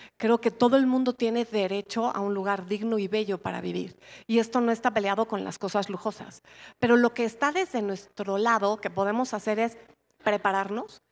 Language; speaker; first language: Spanish; native; Spanish